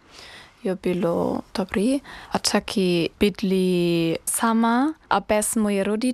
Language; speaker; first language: Czech; non-native, learner; German